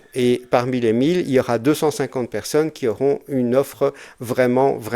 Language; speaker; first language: French; native; French